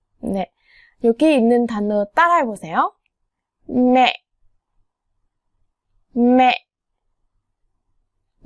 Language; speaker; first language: Korean; non-native, fluent; Vietnamese